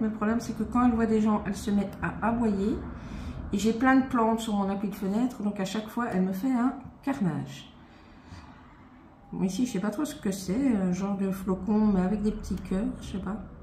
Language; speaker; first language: French; native; French